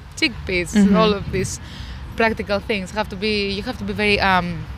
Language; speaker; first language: English; non-native, fluent; Greek